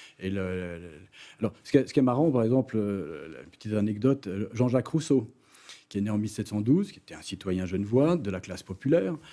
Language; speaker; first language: French; native; French